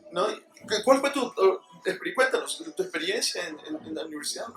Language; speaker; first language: Spanish; native; Spanish